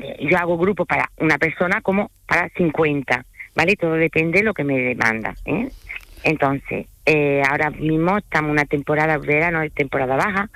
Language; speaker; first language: Spanish; early bilingual, other home language; French